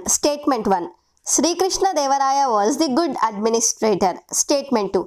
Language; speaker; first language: English; non-native, local second language; Telugu